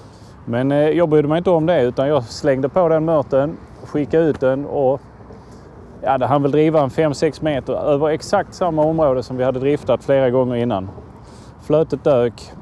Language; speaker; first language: Swedish; native; Swedish